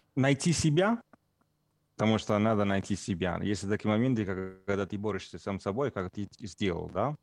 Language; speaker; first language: Russian; non-native, fluent; Italian